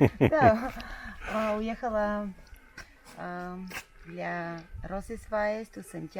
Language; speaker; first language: Russian; non-native, learner; Bulgarian